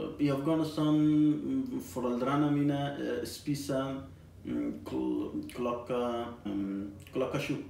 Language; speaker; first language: Swedish; non-native, fluent; Persian